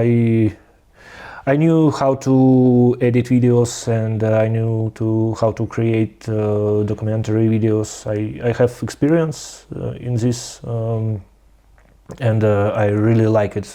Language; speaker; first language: English; non-native, learner; Russian